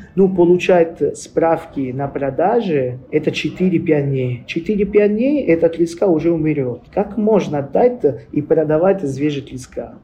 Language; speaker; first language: Russian; non-native, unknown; Italian